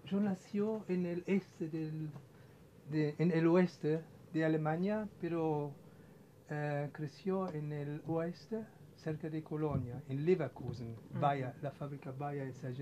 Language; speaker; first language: Spanish; non-native, fluent; German